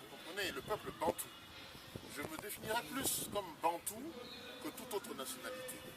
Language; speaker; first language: French; non-native, local second language; Sango